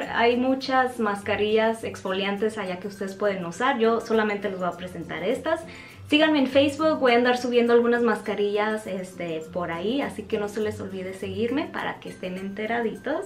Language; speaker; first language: Spanish; native; Spanish